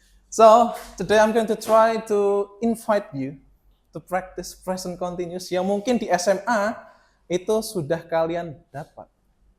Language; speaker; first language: English; non-native, fluent; Indonesian